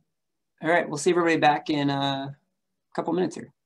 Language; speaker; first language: English; native; English